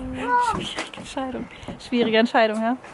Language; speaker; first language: German; native; German